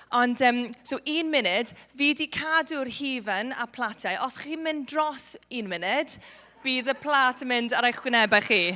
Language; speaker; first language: Welsh; non-native, local second language; English